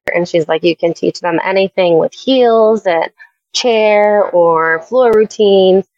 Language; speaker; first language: English; native; English